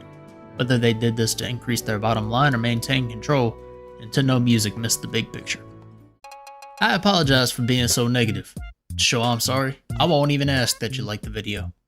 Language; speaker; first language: English; native; English